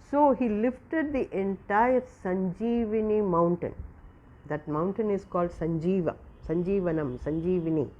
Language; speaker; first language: English; non-native, local second language; Tamil